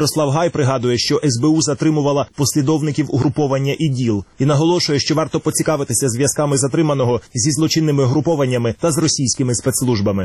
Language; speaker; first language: Ukrainian; native; Ukrainian